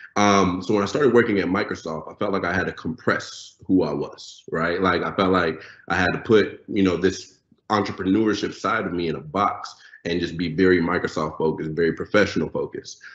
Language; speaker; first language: English; non-native, local second language; Yoruba